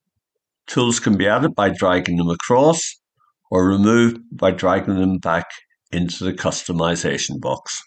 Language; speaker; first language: English; native; English